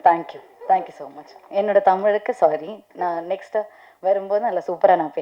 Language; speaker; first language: Tamil; non-native, learner; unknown